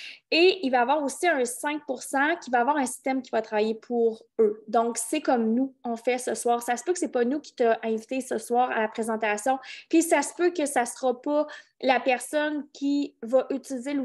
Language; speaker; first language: French; native; French